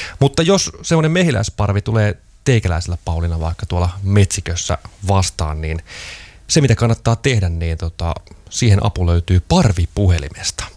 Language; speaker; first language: Finnish; native; Finnish